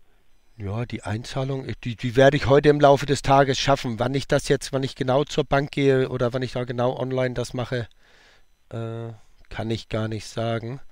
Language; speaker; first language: German; native; German